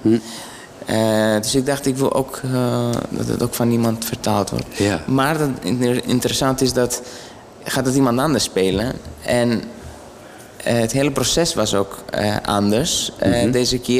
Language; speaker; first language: Dutch; non-native, fluent; Greek